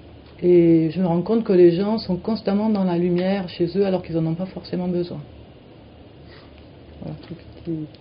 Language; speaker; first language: French; native; French